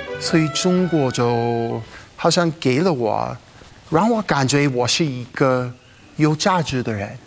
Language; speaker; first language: Chinese; non-native, fluent; English